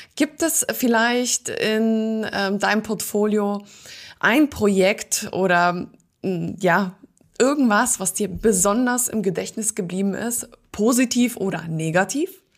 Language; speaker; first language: German; native; German